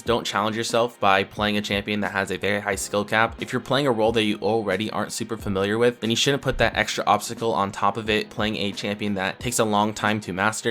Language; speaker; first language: English; native; English